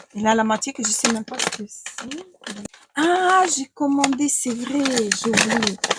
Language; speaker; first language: French; non-native, fluent; Ukrainian